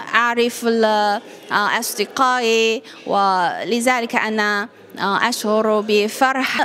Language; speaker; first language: Arabic; non-native, learner; Chinese